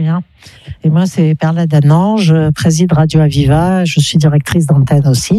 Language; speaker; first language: French; native; French